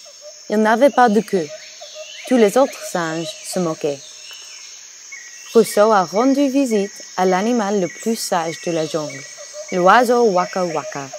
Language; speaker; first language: French; non-native, learner; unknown